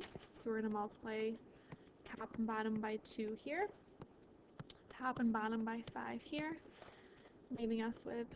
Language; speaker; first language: English; native; English